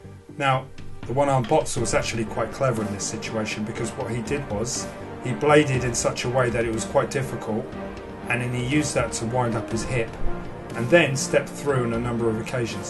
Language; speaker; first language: English; native; English